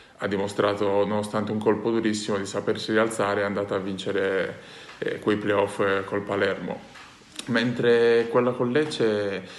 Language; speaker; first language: Italian; native; Italian